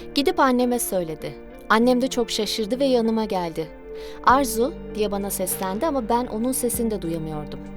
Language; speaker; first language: Turkish; native; Turkish